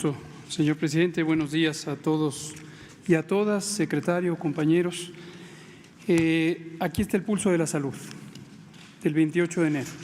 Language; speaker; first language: Spanish; native; Spanish